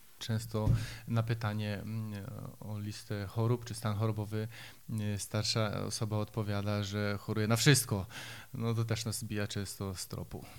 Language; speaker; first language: Polish; native; Polish